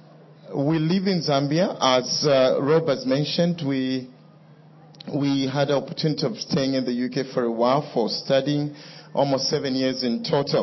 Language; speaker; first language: English; non-native, local second language; Bemba